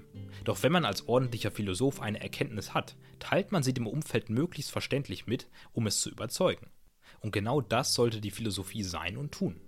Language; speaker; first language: German; native; German